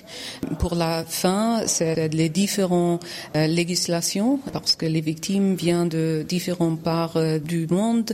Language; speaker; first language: French; non-native, learner; German